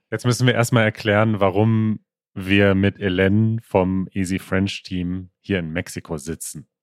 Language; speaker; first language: German; native; German